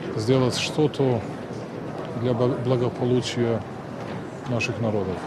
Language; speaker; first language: Russian; non-native, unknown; Serbian